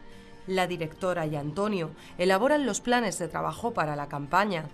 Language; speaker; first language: Spanish; native; Spanish